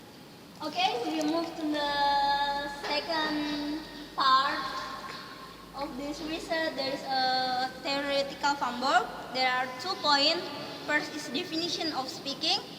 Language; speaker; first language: English; non-native, learner; Indonesian